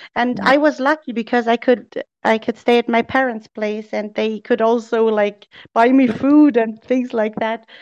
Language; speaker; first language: English; non-native, fluent; German